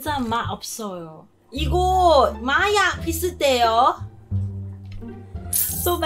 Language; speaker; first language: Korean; non-native, learner; Cantonese